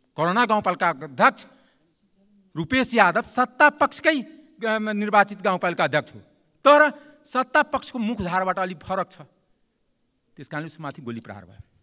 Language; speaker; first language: Nepali; non-native, local second language; Maithili